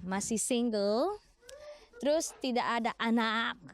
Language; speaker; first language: Indonesian; non-native, learner; Filipino